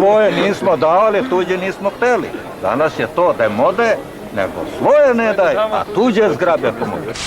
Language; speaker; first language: Croatian; native; Croatian